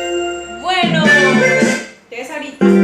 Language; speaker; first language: Spanish; native; Spanish